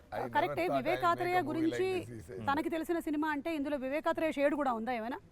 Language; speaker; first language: Telugu; native; Telugu